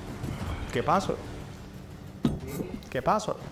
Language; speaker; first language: Spanish; non-native, learner; English